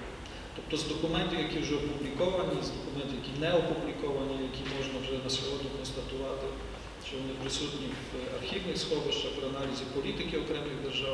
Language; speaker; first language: Ukrainian; native; Ukrainian